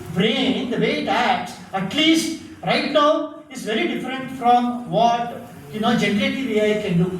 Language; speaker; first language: English; non-native, local second language; Kannada